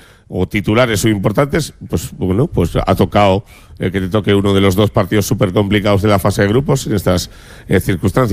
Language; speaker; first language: Spanish; native; Spanish